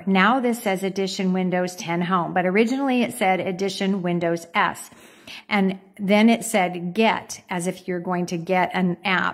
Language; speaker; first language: English; native; English